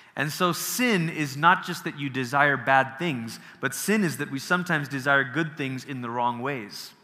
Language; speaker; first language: English; early bilingual, other home language; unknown